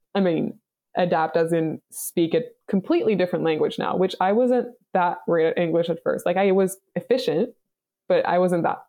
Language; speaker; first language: English; native; English